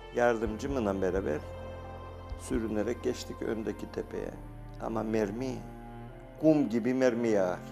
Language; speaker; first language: Turkish; native; Turkish